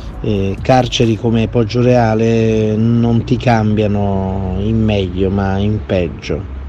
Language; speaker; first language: Italian; native; Italian